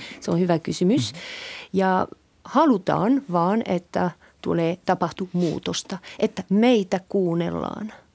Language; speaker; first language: Finnish; non-native, fluent; French